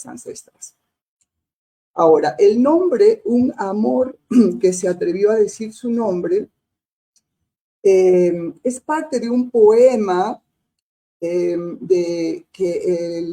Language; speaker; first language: Spanish; native; Spanish